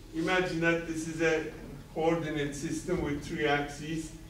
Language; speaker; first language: English; non-native, fluent; Turkish